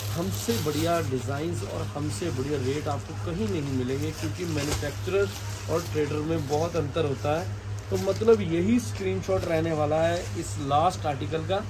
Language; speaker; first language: Hindi; non-native, local second language; Punjabi